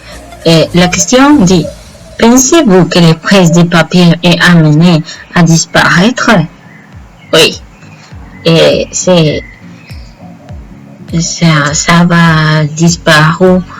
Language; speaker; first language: French; non-native, learner; Spanish